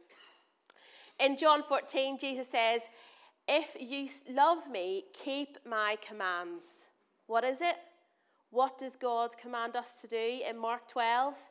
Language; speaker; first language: English; native; English